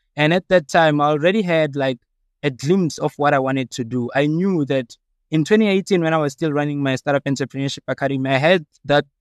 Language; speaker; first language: English; non-native, local second language; Southern Sotho